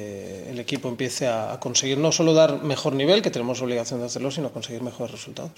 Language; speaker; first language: Spanish; native; Spanish